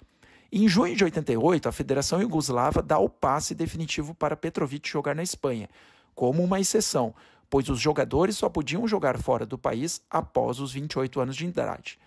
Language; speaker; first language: Portuguese; native; Portuguese